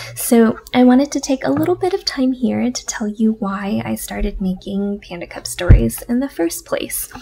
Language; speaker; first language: English; native; English